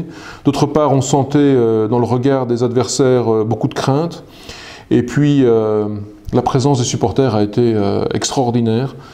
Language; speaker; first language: French; native; French